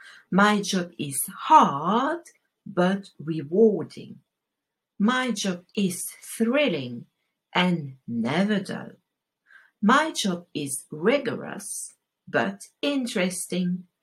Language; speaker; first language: English; non-native, fluent; French